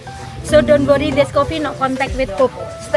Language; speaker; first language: English; non-native, learner; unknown